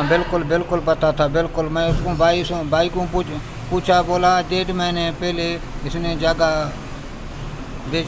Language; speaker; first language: Hindi; non-native, learner; Baluchi